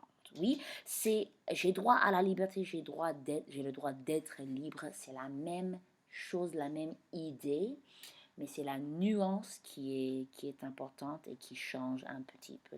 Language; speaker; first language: French; non-native, fluent; English